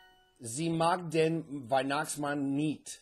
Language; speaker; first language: German; non-native, learner; English